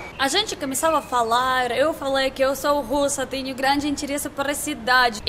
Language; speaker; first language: Portuguese; non-native, learner; Russian